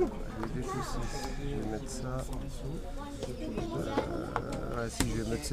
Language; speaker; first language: French; native; French